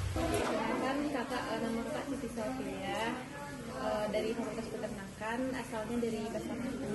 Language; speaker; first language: Indonesian; non-native, local second language; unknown